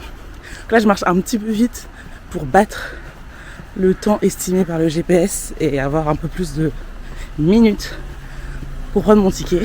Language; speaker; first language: French; native; French